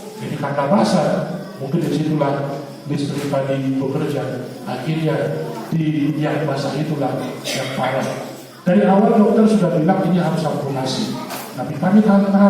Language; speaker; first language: Indonesian; non-native, local second language; Batak Toba